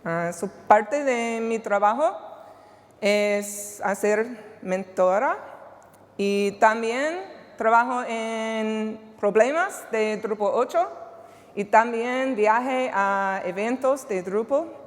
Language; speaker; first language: Spanish; non-native, learner; English